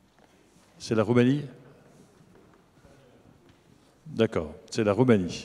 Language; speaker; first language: French; native; French